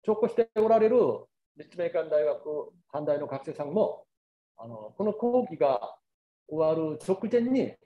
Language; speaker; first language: Japanese; non-native, fluent; Korean